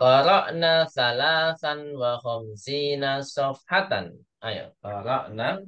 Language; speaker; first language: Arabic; non-native, fluent; Indonesian